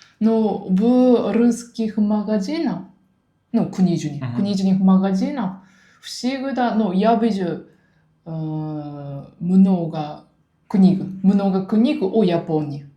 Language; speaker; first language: Russian; non-native, learner; Japanese